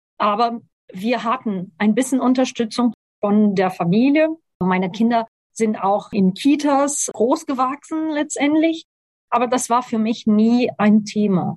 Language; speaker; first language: German; non-native, fluent; Portuguese